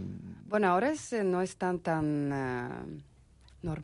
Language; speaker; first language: Spanish; non-native, fluent; Swedish